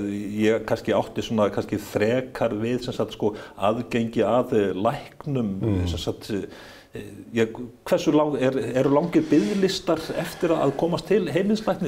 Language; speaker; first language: Icelandic; native; Icelandic